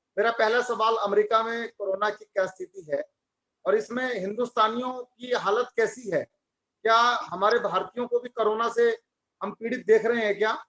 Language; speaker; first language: Hindi; native; Hindi